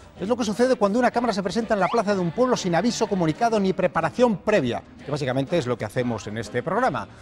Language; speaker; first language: Spanish; native; Spanish